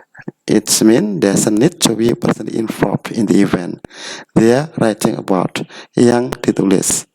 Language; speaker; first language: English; non-native, learner; Indonesian